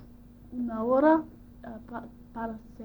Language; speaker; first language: Spanish; non-native, learner; English